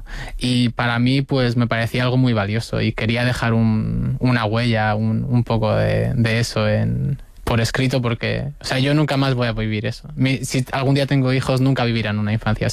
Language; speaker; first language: Spanish; native; Spanish